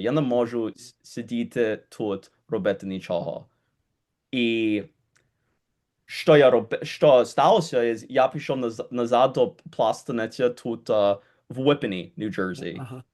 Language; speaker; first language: Ukrainian; early bilingual, heritage; Ukrainian